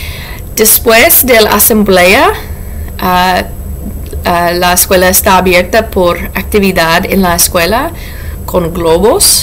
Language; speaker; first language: Spanish; non-native, learner; English